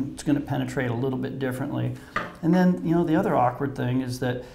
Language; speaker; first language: English; native; English